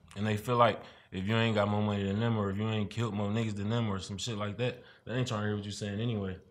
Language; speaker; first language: English; native; English